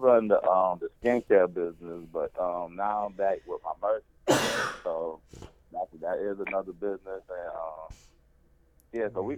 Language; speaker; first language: English; native; English